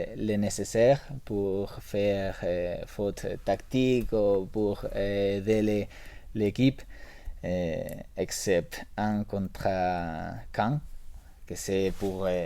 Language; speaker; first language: French; non-native, learner; Spanish